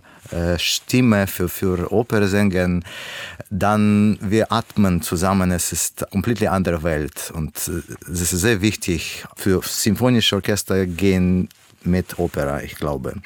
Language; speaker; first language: German; non-native, learner; Russian